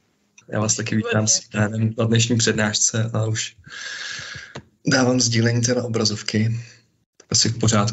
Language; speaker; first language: Czech; native; Czech